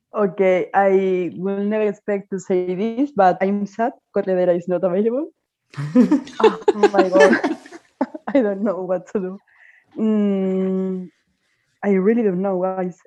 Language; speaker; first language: English; non-native, fluent; Spanish